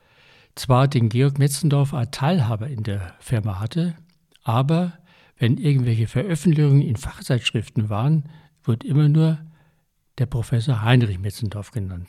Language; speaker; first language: German; native; German